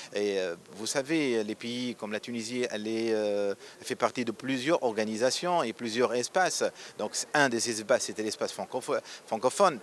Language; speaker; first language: French; non-native, local second language; Arabic